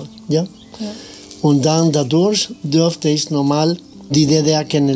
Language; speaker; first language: German; non-native, learner; Spanish